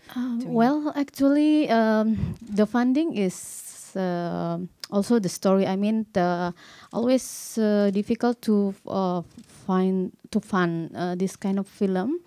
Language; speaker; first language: English; non-native, learner; Indonesian